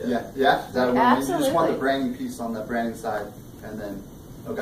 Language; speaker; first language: English; native; English